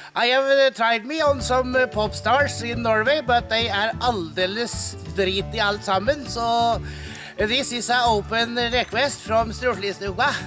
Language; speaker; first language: English; non-native, learner; Norwegian